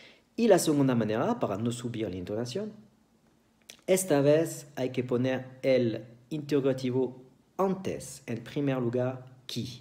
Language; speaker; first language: Spanish; non-native, fluent; French